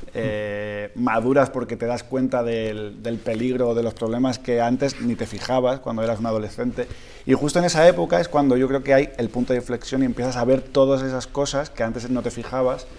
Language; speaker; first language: Spanish; native; Spanish